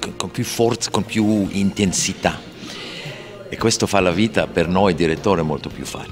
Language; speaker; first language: Italian; non-native, fluent; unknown